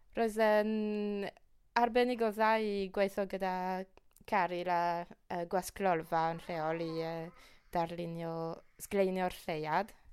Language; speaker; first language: Welsh; non-native, fluent; French